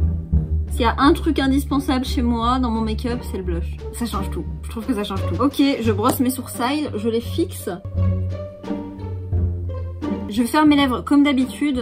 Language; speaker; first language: French; native; French